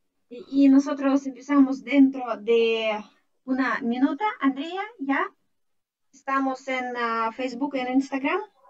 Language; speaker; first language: Spanish; non-native, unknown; Russian